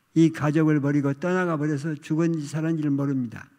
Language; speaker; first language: Korean; native; Korean